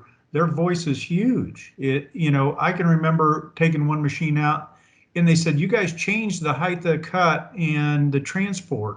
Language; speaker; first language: English; native; English